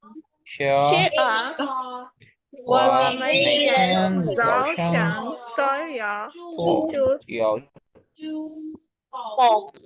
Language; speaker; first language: Chinese; non-native, learner; Urdu